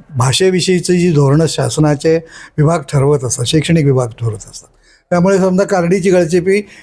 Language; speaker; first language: Marathi; native; Marathi